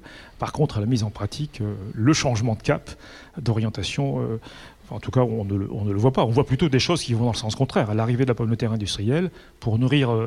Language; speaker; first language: French; native; French